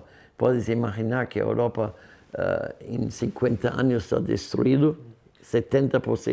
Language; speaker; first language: Spanish; non-native, fluent; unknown